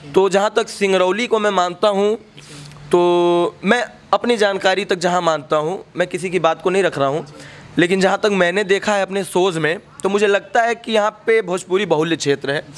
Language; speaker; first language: Hindi; native; Hindi